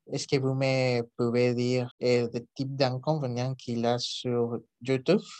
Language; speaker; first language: French; non-native, learner; Spanish